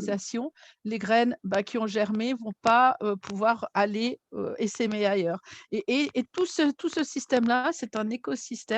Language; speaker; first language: French; native; French